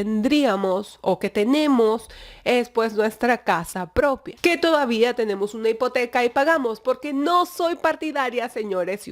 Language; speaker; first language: Spanish; native; Spanish